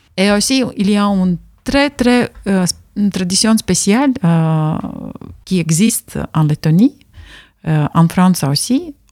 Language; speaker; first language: French; non-native, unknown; Latvian